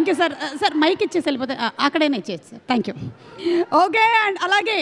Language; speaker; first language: Telugu; native; Telugu